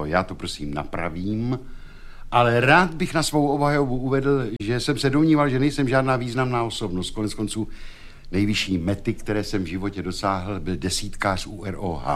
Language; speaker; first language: Czech; native; Czech